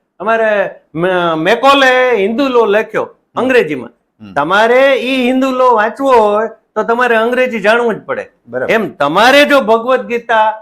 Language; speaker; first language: Gujarati; native; Gujarati